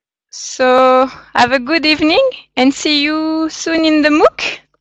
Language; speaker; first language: English; non-native, fluent; French